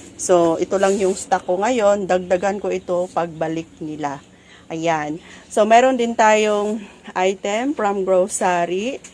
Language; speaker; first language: Filipino; non-native, local second language; Cebuano